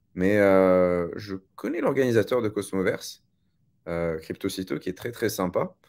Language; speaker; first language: French; native; French